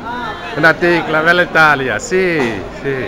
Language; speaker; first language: Italian; non-native, learner; Dutch